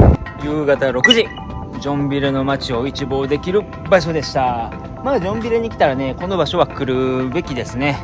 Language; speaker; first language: Japanese; native; Japanese